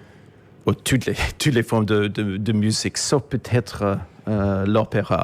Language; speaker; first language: French; non-native, fluent; English